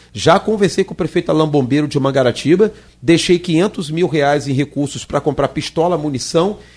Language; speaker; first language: Portuguese; native; Portuguese